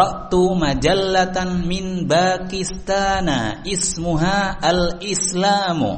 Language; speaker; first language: Arabic; non-native, fluent; Indonesian